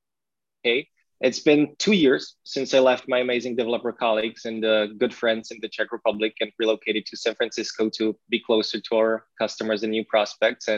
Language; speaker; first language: English; non-native, fluent; Czech